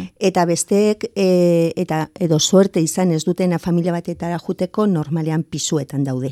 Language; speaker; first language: Basque; non-native, local second language; Spanish